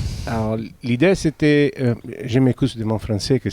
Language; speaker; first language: French; non-native, fluent; Italian